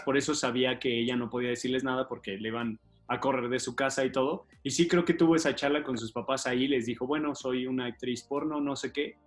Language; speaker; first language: Spanish; native; Spanish